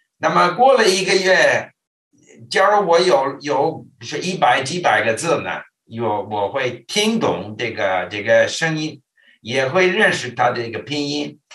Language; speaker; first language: Chinese; non-native, fluent; English